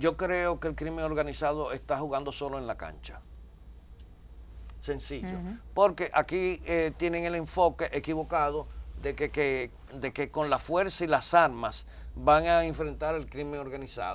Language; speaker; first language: Spanish; native; Spanish